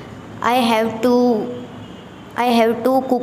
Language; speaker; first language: English; non-native, learner; Hindi